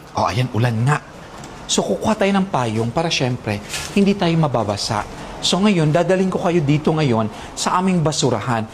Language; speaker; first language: Filipino; native; Filipino